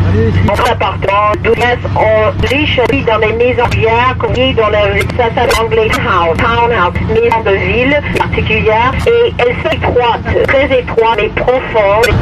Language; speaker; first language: French; non-native, fluent; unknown